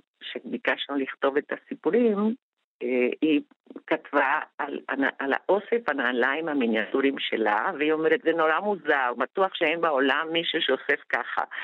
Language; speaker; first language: Hebrew; non-native, fluent; Spanish